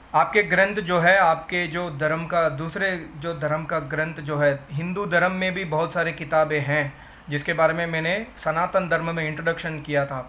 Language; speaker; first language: Hindi; non-native, local second language; Tamil